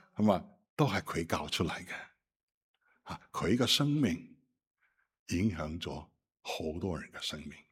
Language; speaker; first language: Cantonese; non-native, fluent; Chinese